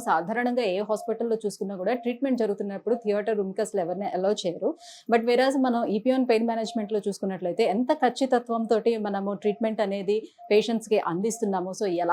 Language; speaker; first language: Telugu; native; Telugu